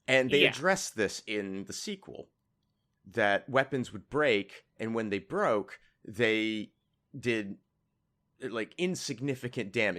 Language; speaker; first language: English; native; English